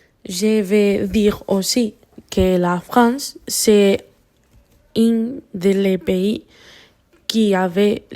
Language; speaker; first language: French; non-native, learner; Spanish